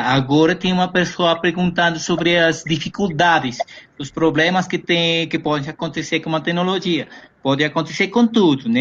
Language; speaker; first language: Portuguese; non-native, fluent; Spanish